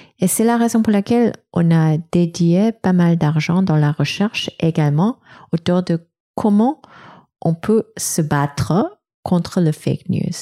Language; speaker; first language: French; non-native, fluent; Korean